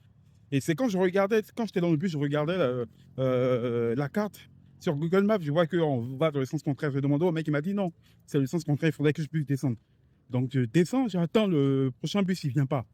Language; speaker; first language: French; native; French